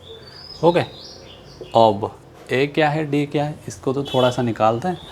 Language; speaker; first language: Hindi; non-native, local second language; Odia